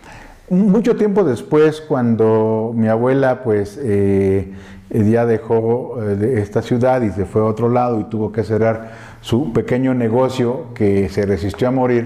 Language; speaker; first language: Spanish; native; Spanish